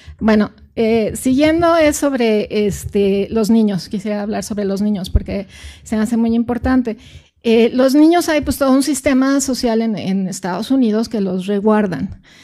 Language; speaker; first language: Spanish; native; Spanish